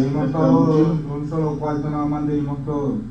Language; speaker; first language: Spanish; native; Spanish